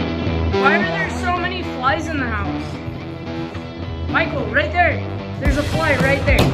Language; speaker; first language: English; native; English